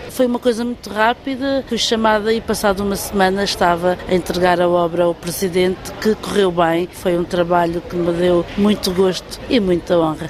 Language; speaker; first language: Portuguese; native; Portuguese